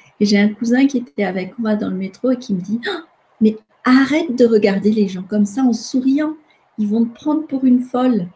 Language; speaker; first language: French; non-native, local second language; Malagasy